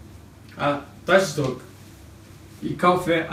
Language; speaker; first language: German; non-native, learner; Icelandic